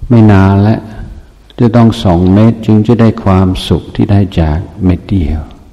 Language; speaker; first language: Thai; non-native, fluent; English